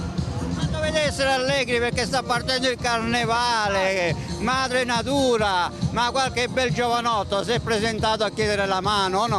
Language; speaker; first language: Italian; native; Italian